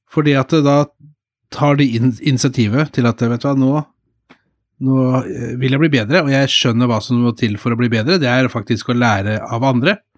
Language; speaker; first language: Norwegian; native; Norwegian